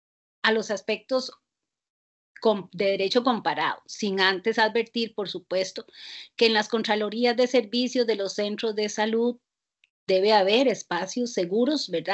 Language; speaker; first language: Spanish; native; Spanish